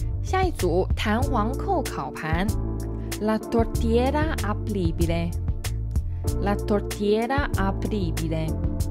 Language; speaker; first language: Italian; non-native, fluent; Chinese